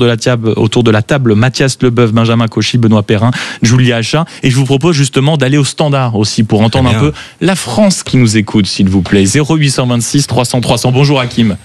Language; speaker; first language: French; native; French